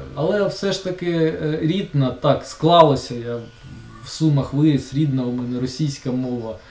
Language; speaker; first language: Ukrainian; non-native, local second language; Russian